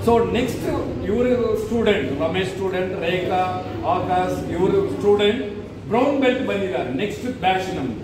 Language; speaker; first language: Kannada; non-native, local second language; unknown